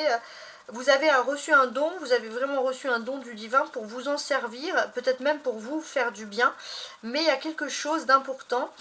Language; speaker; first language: French; native; French